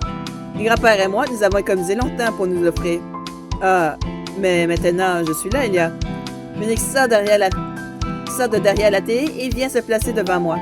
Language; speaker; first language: French; native; French